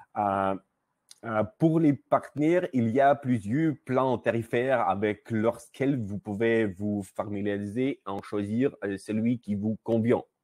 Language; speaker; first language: French; non-native, learner; Russian